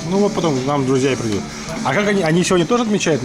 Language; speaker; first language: Russian; native; Russian